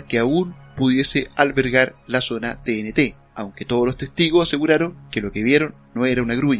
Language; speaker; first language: Spanish; native; Spanish